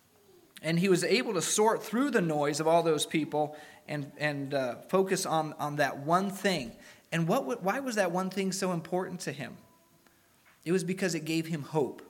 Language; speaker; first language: English; native; English